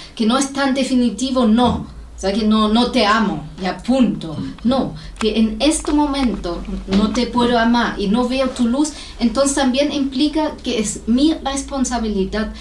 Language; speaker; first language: Spanish; non-native, fluent; German